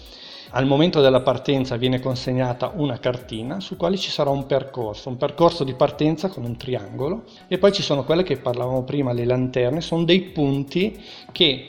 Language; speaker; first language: Italian; native; Italian